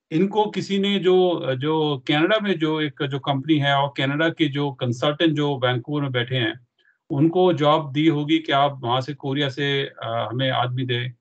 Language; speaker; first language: Hindi; non-native, local second language; Punjabi